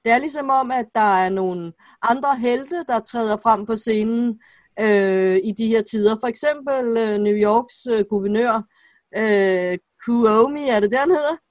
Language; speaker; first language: Danish; native; Danish